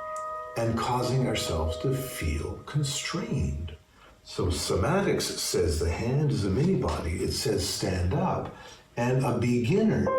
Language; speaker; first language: English; native; English